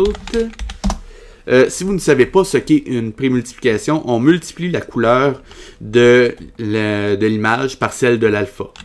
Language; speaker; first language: French; native; French